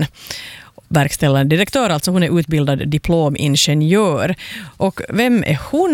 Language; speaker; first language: Swedish; native; Swedish